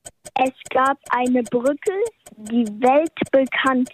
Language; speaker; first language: German; early bilingual, heritage; German